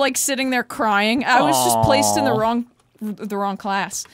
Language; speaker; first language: English; native; English